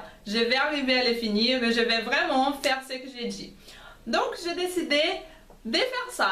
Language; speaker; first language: French; non-native, fluent; Portuguese